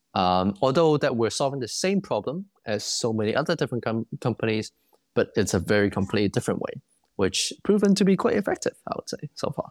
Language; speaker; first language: English; non-native, local second language; Cantonese